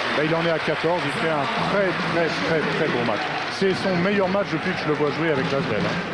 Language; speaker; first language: French; native; French